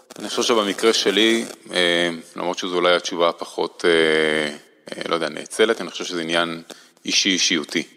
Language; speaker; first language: Hebrew; native; Hebrew